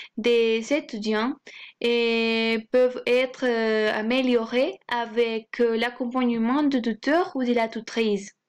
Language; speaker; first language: French; non-native, fluent; Spanish